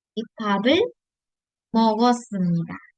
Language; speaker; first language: Korean; non-native, fluent; Indonesian